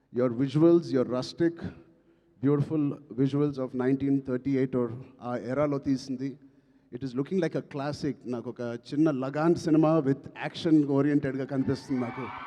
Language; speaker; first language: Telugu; native; Telugu